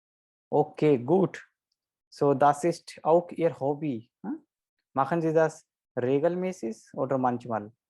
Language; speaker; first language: German; non-native, fluent; Hindi